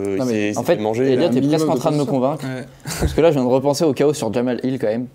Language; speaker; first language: French; native; French